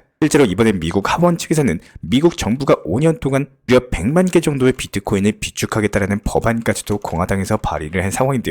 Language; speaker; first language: Korean; native; Korean